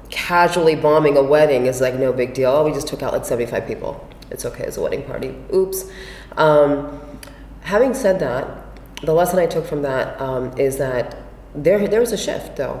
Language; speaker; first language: English; native; English